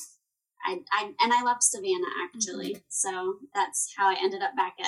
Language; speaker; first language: English; native; English